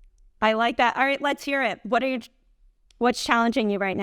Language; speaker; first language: English; native; English